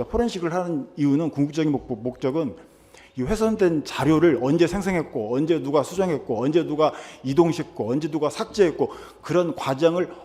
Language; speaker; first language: Korean; native; Korean